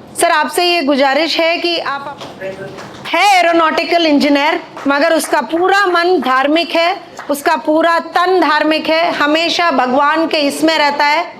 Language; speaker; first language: Hindi; non-native, local second language; Telugu